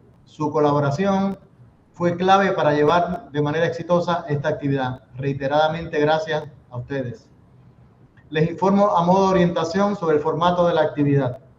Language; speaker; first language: Spanish; native; Spanish